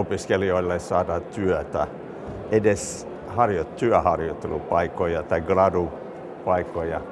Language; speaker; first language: Finnish; non-native, fluent; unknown